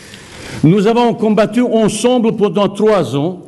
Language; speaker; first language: French; non-native, fluent; Bosnian